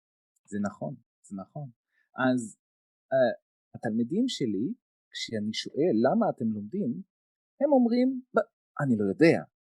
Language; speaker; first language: Hebrew; non-native, fluent; French